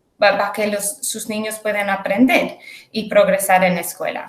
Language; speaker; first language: Spanish; early bilingual, heritage; English